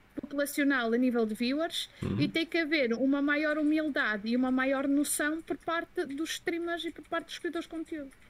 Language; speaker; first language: Portuguese; native; Portuguese